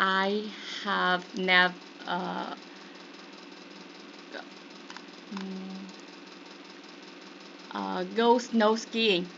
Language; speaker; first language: English; non-native, learner; Vietnamese